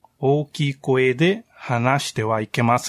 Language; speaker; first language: Japanese; non-native, learner; Portuguese